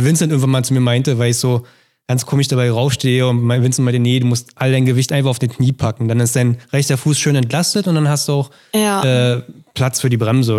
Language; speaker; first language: German; native; German